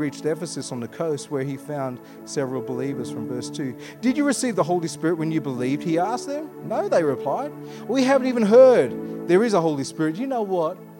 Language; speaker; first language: English; native; English